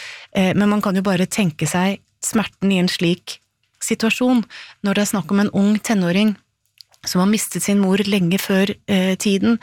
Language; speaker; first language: Norwegian; native; Norwegian